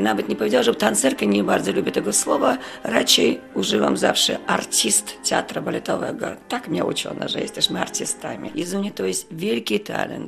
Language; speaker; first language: Polish; non-native, fluent; Russian